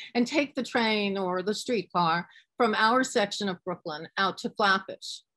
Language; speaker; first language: English; native; English